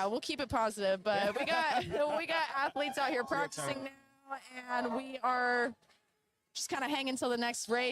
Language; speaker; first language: English; native; English